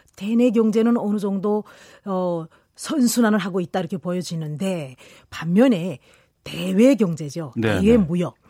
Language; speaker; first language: Korean; native; Korean